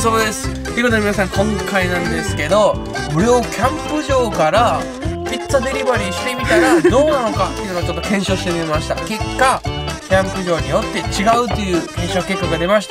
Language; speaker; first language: Japanese; native; Japanese